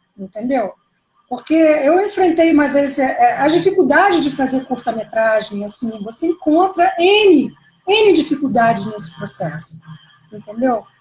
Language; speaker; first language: Portuguese; native; Portuguese